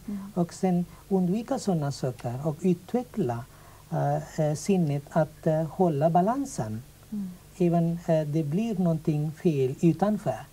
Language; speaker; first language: Swedish; non-native, fluent; Sinhala